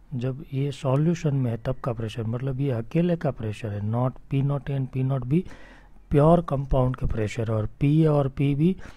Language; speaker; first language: Hindi; non-native, local second language; Gujarati